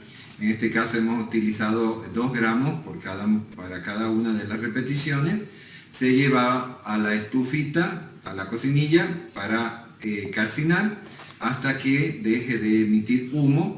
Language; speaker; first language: Spanish; native; Spanish